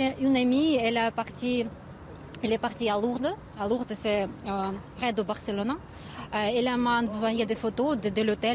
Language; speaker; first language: French; non-native, learner; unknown